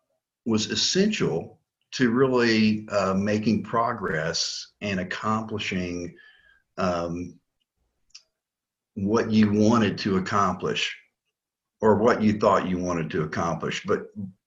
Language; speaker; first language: English; native; English